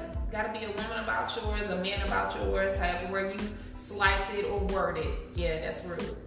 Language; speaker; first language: English; native; English